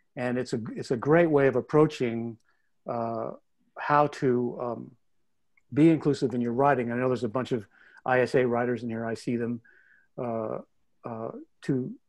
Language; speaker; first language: English; native; English